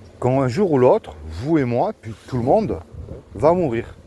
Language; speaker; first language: French; native; French